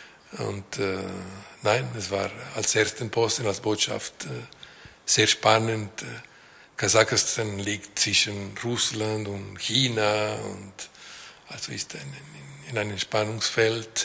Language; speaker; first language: German; non-native, local second language; French